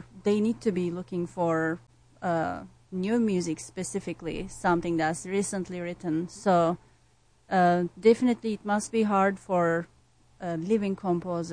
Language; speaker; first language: English; non-native, fluent; Turkish